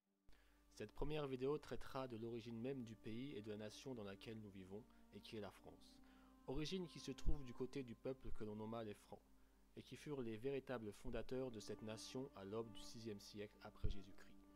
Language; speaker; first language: French; native; French